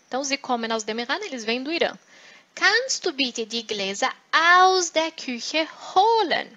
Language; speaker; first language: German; non-native, fluent; Portuguese